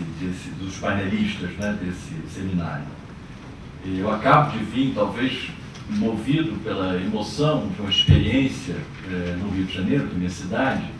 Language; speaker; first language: Portuguese; native; Portuguese